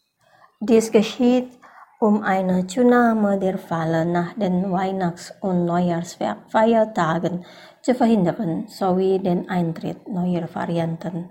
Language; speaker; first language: German; non-native, fluent; Indonesian